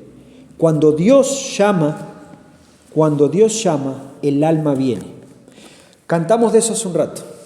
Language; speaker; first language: Spanish; native; Spanish